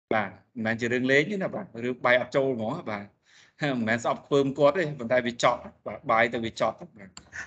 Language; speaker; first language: Khmer; native; Khmer